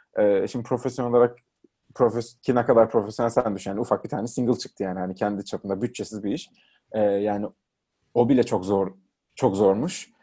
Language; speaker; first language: Turkish; native; Turkish